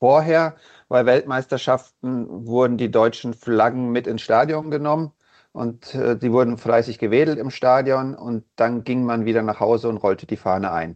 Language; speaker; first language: German; native; German